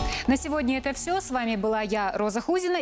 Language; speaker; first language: Russian; native; Russian